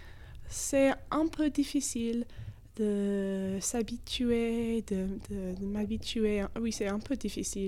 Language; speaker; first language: French; non-native, fluent; English